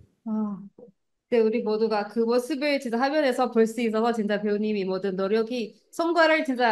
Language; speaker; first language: Korean; non-native, fluent; Indonesian